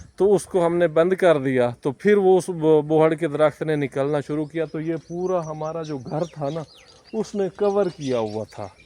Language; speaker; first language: Urdu; non-native, local second language; Punjabi